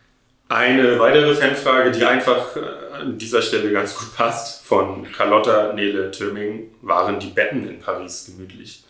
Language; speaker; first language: German; native; German